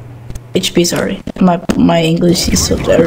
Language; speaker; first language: English; non-native, learner; Hungarian